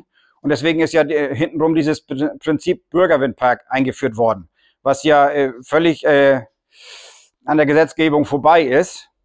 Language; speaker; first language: German; native; German